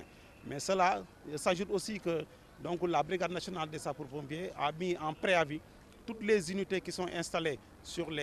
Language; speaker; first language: French; non-native, local second language; Wolof